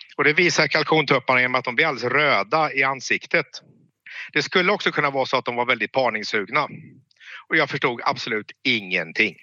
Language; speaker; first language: Swedish; native; Swedish